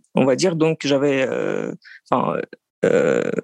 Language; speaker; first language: French; non-native, fluent; Russian